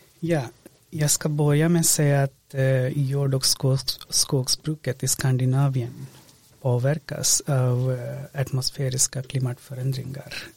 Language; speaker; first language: Swedish; non-native, fluent; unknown